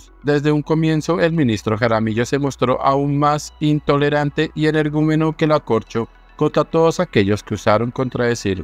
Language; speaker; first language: Spanish; native; Spanish